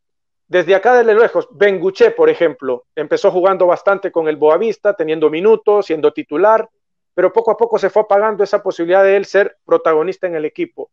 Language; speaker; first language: Spanish; native; Spanish